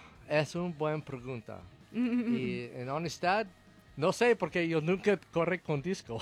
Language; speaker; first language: Spanish; non-native, learner; English